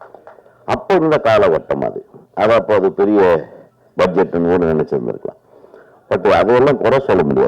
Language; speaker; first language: Tamil; native; Tamil